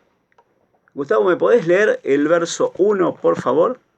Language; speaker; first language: Spanish; native; Spanish